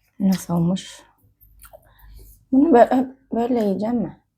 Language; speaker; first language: Turkish; non-native, learner; Russian